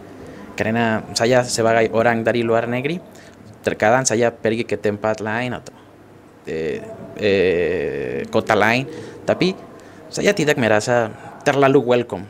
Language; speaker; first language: Indonesian; non-native, fluent; Spanish